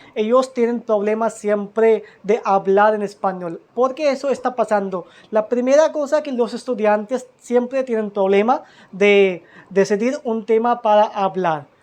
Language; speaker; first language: Spanish; non-native, fluent; Hindi